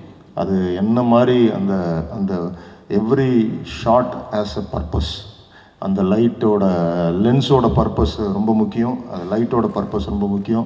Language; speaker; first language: Tamil; native; Tamil